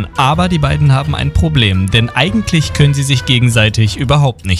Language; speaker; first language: German; native; German